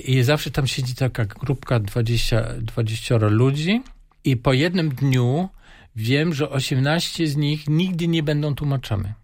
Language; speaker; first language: Polish; non-native, fluent; German